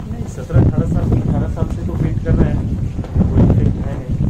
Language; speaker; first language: Hindi; native; Hindi